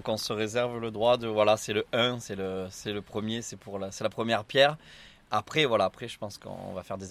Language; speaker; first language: French; native; French